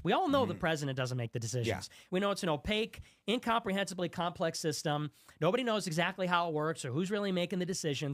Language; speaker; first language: English; native; English